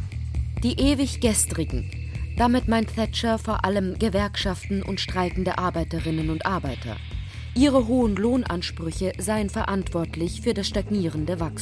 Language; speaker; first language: German; native; German